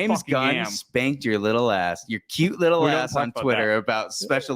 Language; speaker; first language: English; native; English